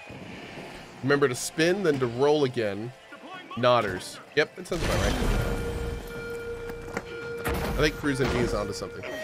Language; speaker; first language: English; native; English